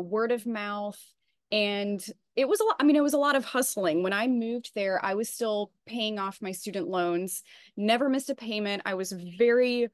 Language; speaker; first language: English; native; English